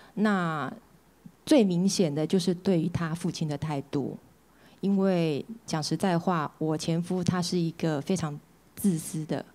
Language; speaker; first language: Chinese; native; Chinese